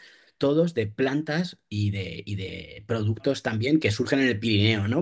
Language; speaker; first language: Spanish; native; Spanish